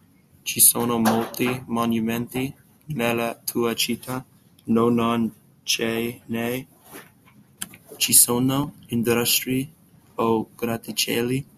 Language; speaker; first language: Italian; non-native, learner; English